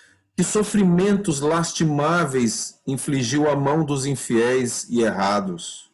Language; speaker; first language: Portuguese; native; Portuguese